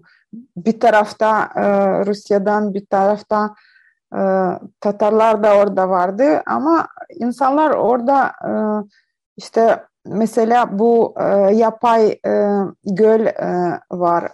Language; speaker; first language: Turkish; non-native, learner; Ukrainian